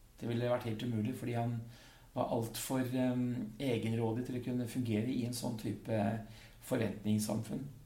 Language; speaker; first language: Norwegian; early bilingual, other home language; Dutch